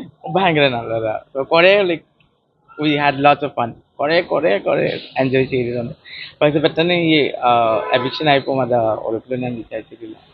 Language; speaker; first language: Malayalam; non-native, local second language; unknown